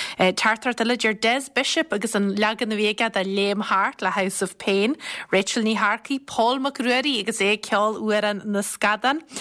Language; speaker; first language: Irish; native; Irish